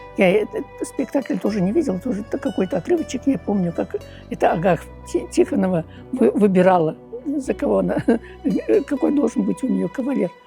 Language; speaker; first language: Russian; non-native, local second language; Uyghur